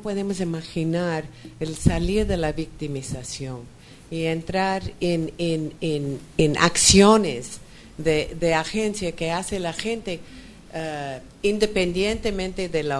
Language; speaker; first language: Spanish; non-native, fluent; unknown